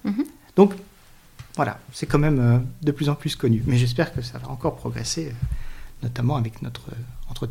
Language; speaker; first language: French; native; French